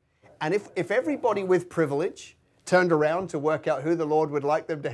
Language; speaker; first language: English; native; English